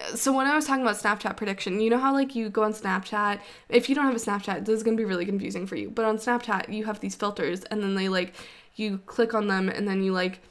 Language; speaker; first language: English; native; English